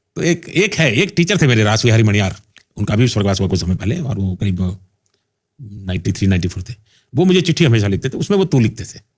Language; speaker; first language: Hindi; non-native, local second language; Gujarati